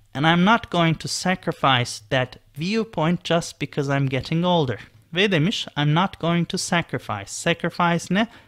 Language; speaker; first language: English; non-native, fluent; Turkish